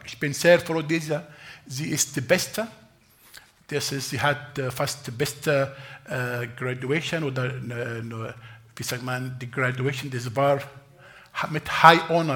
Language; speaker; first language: German; non-native, fluent; Arabic